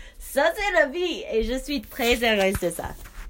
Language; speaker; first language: French; non-native, learner; English